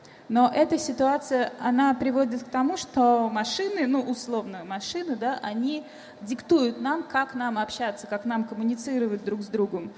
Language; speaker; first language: Russian; native; Russian